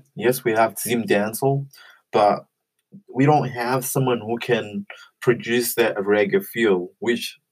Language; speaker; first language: English; non-native, local second language; Shona